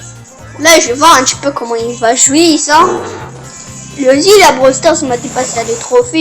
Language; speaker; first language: French; early bilingual, other home language; Romanian